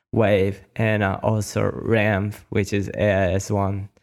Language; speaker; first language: English; non-native, learner; Japanese